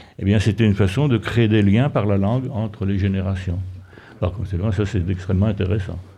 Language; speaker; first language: French; native; French